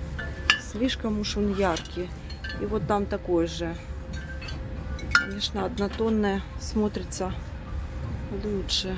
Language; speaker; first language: Russian; native; Russian